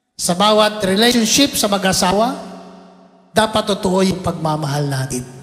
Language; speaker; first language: Filipino; non-native, local second language; Cebuano